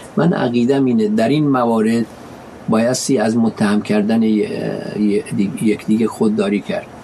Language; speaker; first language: Persian; non-native, local second language; Central Kurdish